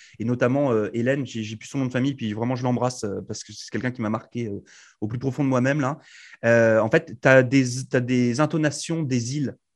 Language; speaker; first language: French; native; French